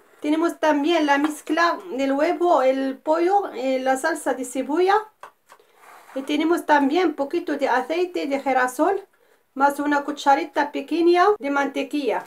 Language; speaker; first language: Spanish; non-native, fluent; Arabic